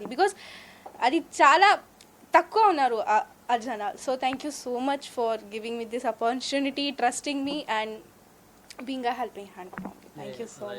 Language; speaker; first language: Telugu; non-native, learner; Hindi